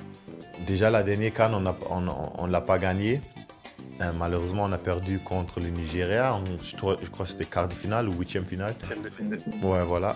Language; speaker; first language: French; non-native, fluent; German